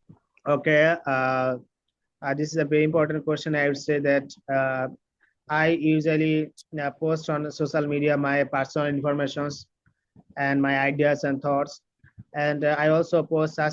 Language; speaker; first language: English; non-native, learner; Bangla